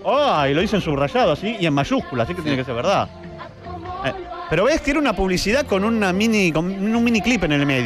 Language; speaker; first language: Spanish; native; Spanish